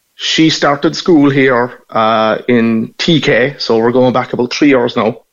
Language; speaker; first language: English; native; English